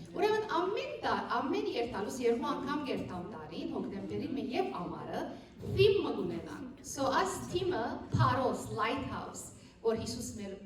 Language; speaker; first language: Armenian; early bilingual, heritage; Armenian